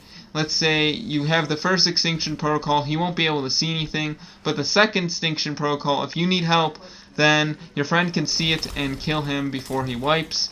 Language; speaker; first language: English; native; English